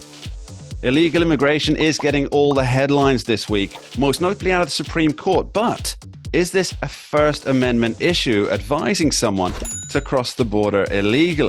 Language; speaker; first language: English; native; English